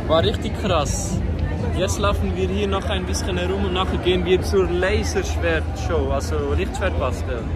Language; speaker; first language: German; native; German